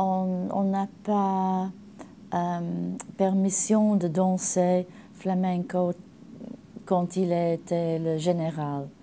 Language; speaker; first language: French; non-native, learner; English